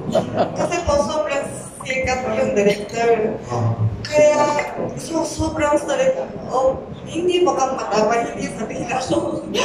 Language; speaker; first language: Filipino; non-native, learner; Japanese